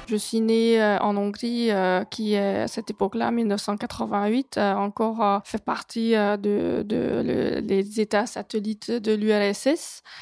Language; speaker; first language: French; non-native, fluent; Hungarian